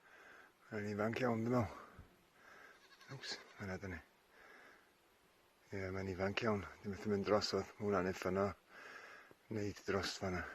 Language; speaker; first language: Welsh; native; Welsh